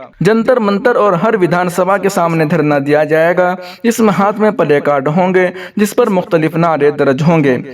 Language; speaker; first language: Urdu; native; Urdu